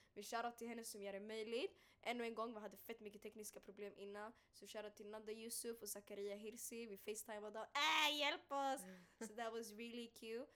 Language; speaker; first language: Swedish; early bilingual, other home language; Tigrinya